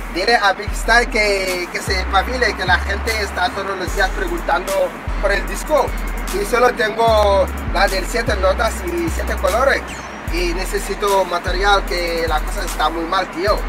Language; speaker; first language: Spanish; non-native, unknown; Wolof